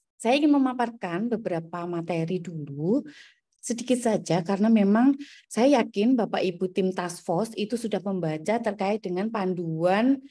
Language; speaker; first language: Indonesian; non-native, local second language; Javanese